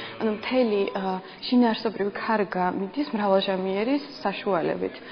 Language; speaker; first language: Georgian; native; Georgian